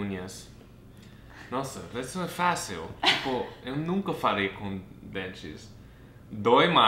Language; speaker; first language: Portuguese; non-native, fluent; English